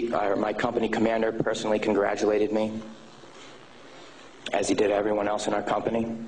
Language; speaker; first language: English; native; English